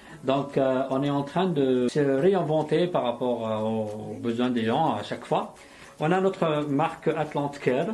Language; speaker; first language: French; non-native, local second language; Arabic